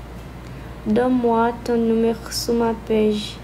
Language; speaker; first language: French; non-native, learner; Portuguese